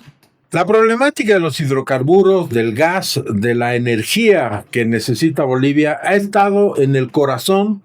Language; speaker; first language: Spanish; native; Spanish